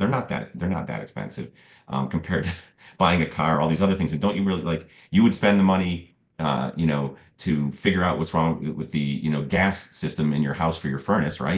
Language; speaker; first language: English; native; English